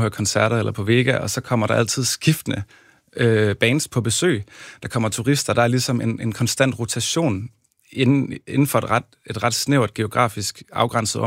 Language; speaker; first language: Danish; native; Danish